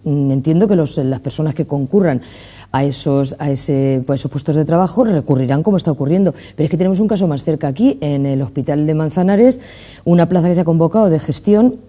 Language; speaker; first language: Spanish; native; Spanish